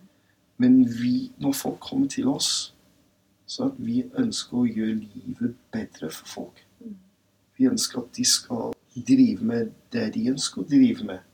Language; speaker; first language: Norwegian; non-native, fluent; English